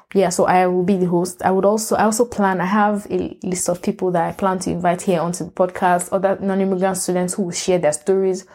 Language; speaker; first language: English; non-native, local second language; Yoruba